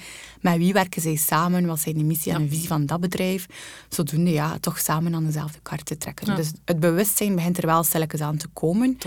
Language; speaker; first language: Dutch; native; Dutch